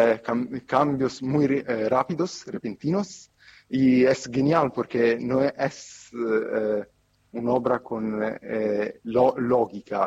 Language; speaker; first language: Spanish; non-native, fluent; Italian